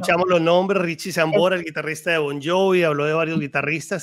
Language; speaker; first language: Spanish; native; Spanish